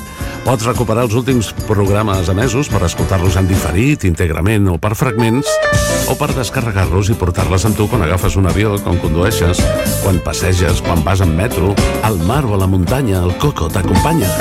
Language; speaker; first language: Catalan; native; Catalan